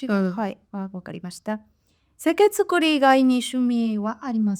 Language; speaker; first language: Japanese; non-native, learner; Spanish